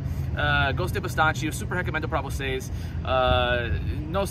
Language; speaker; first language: Portuguese; non-native, learner; English